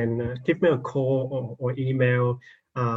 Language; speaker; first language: English; non-native, local second language; Cantonese